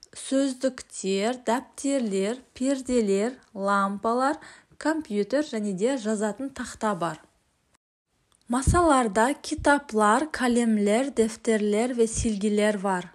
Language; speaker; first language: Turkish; non-native, fluent; Kazakh